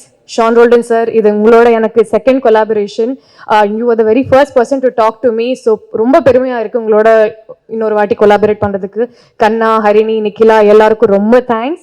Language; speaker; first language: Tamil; non-native, learner; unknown